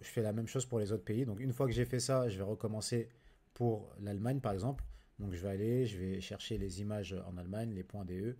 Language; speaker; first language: French; native; French